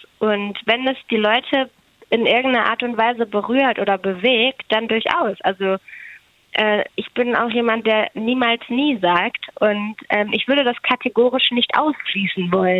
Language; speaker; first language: German; native; German